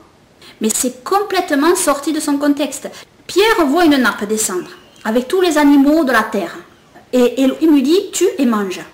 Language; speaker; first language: French; native; French